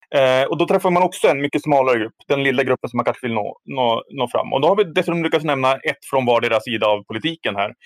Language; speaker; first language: Swedish; native; Swedish